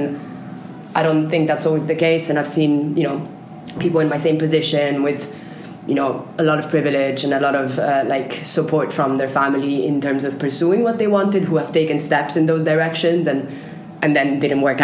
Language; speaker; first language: English; non-native, fluent; Italian